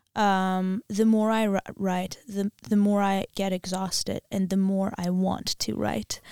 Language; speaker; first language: English; non-native, fluent; Armenian